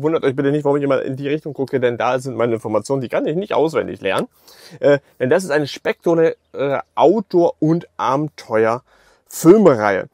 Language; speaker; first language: German; native; German